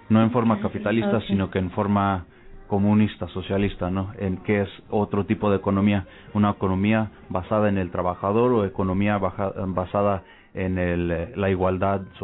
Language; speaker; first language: Spanish; early bilingual, heritage; Spanish